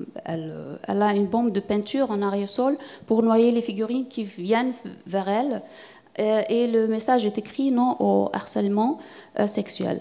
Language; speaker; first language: French; non-native, fluent; Arabic